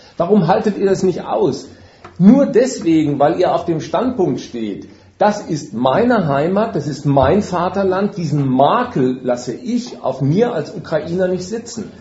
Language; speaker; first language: German; native; German